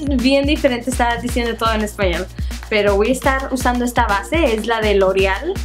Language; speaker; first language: Spanish; early bilingual, heritage; Spanish